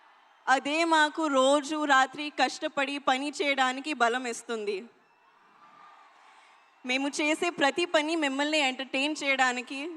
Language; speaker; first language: Telugu; non-native, learner; Hindi